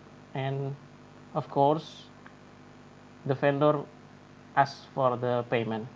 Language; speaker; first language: English; non-native, learner; Indonesian